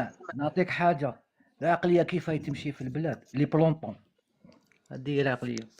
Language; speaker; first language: Arabic; native; Arabic